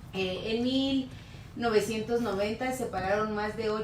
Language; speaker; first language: Spanish; native; Spanish